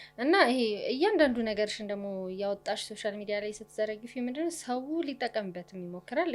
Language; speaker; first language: Amharic; native; Amharic